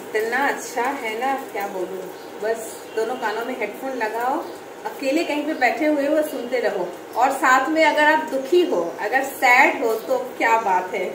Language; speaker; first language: Hindi; non-native, local second language; Bangla